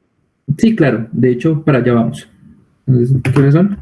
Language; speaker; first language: Spanish; native; Spanish